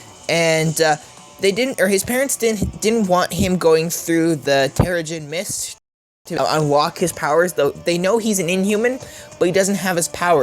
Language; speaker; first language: English; native; English